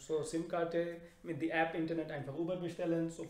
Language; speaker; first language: German; non-native, learner; Urdu